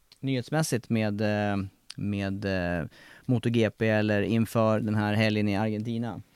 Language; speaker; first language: Swedish; native; Swedish